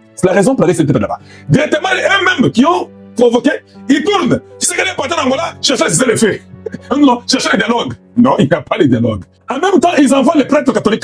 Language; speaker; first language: French; non-native, local second language; Lingala